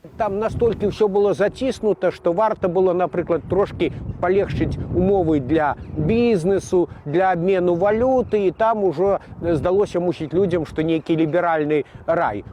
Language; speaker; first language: Belarusian; native; Belarusian